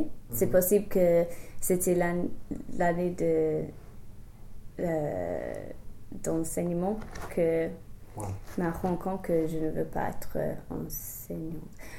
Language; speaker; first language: French; non-native, fluent; English